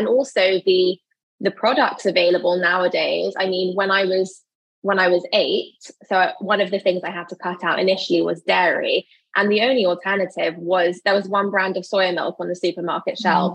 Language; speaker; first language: English; native; English